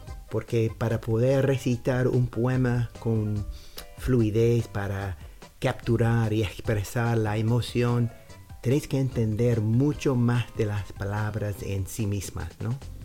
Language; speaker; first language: Spanish; non-native, fluent; English